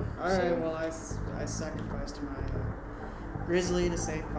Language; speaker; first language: English; native; English